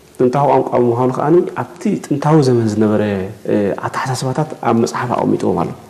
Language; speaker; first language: Tigrinya; native; Tigrinya